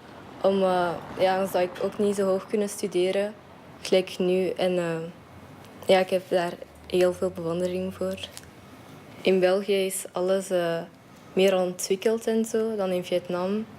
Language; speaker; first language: Dutch; early bilingual, other home language; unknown